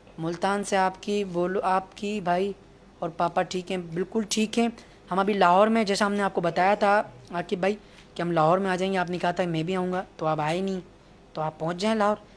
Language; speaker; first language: Urdu; native; Urdu